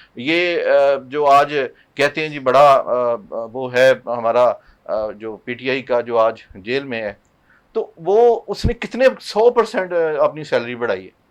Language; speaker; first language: Urdu; non-native, local second language; Punjabi